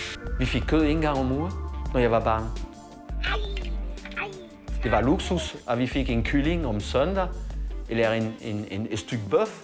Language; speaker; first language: Danish; non-native, fluent; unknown